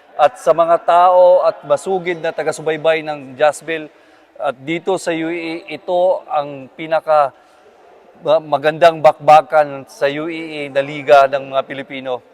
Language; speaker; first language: Filipino; non-native, local second language; Cebuano